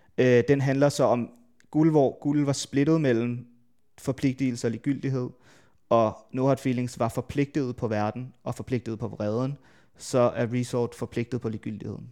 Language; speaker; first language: Danish; native; Danish